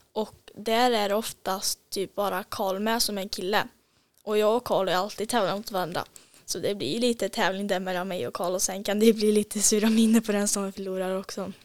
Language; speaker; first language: Swedish; native; Swedish